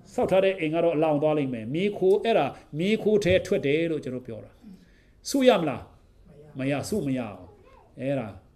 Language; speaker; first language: Burmese; non-native, local second language; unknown